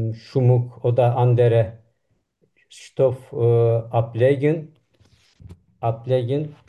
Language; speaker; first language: German; non-native, learner; Turkish